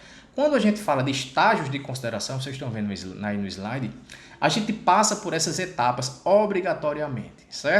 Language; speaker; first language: Portuguese; native; Portuguese